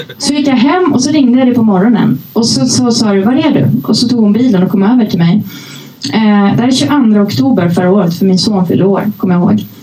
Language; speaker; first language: Swedish; early bilingual, other home language; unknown